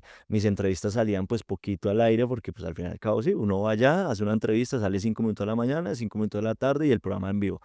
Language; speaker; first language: Spanish; native; Spanish